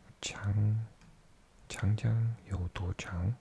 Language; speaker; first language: Chinese; non-native, learner; English